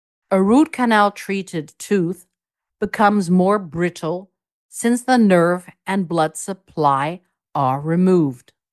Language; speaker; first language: English; non-native, fluent; German